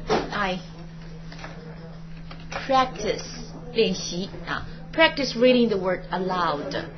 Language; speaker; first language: English; non-native, fluent; Chinese